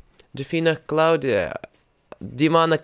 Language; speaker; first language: Indonesian; non-native, learner; Russian